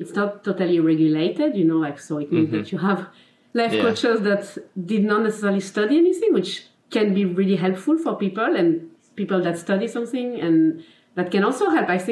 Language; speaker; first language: English; non-native, fluent; French